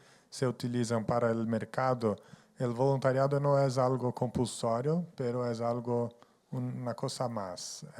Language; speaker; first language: Spanish; non-native, fluent; Portuguese